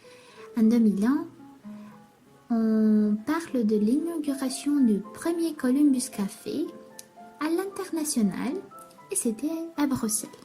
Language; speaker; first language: French; non-native, learner; Romanian